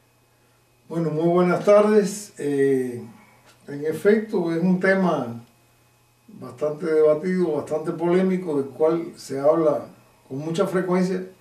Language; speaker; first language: Spanish; native; Spanish